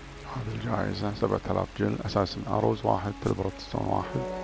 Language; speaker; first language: Arabic; native; Arabic